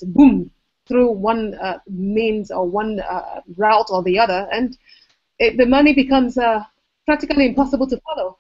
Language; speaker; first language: English; non-native, local second language; Igbo